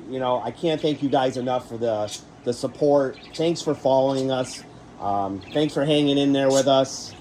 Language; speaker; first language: English; native; English